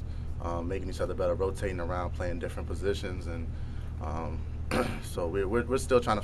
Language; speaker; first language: English; native; English